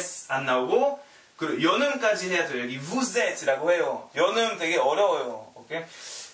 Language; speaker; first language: Korean; non-native, learner; French